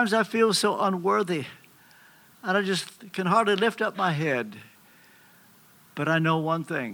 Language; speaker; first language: English; native; English